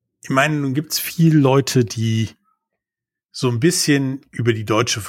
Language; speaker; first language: German; native; German